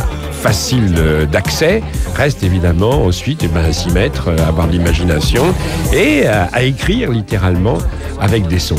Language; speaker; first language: French; native; French